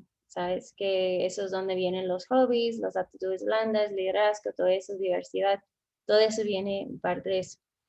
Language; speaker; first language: Spanish; non-native, fluent; English